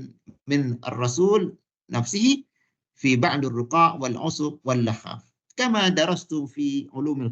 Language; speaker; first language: Arabic; non-native, fluent; Malay